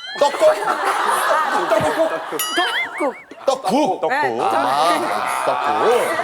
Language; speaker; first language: Korean; native; Korean